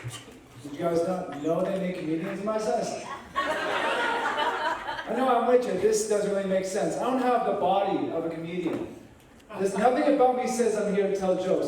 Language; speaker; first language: English; native; English